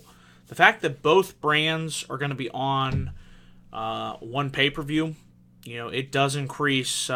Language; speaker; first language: English; native; English